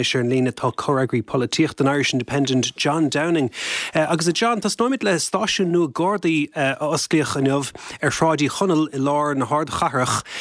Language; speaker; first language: Irish; native; Irish